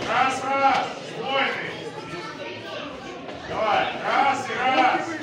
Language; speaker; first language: Russian; native; Russian